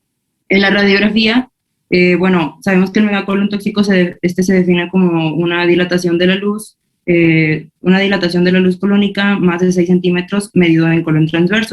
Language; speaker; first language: Spanish; native; Spanish